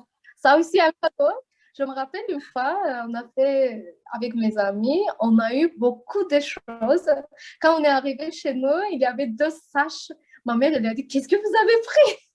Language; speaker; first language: French; non-native, learner; Azerbaijani